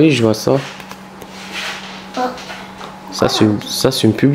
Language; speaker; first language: French; native; French